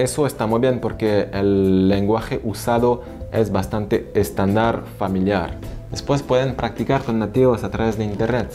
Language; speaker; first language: Spanish; non-native, fluent; French